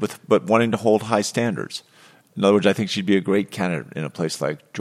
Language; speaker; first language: English; native; English